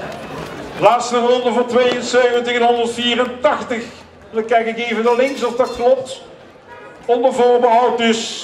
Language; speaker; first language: Dutch; native; Dutch